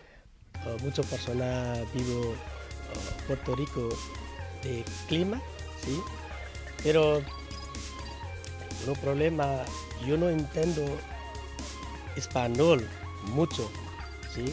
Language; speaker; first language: Spanish; non-native, learner; Nepali